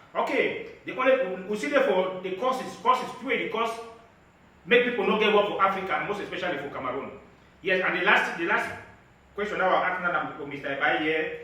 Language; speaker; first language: Nigerian Pidgin; native; Nigerian Pidgin